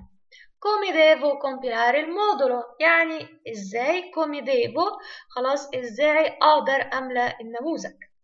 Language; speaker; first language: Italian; non-native, fluent; Arabic